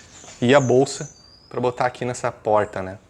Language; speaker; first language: Portuguese; native; Portuguese